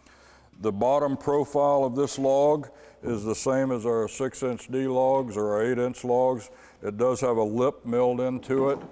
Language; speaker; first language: English; native; English